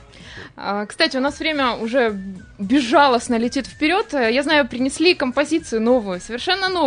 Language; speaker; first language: Russian; native; Russian